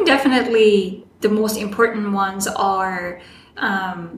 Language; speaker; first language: English; non-native, fluent; Persian